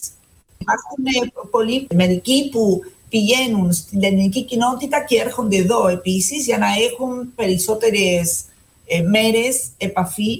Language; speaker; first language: Greek; non-native, fluent; Spanish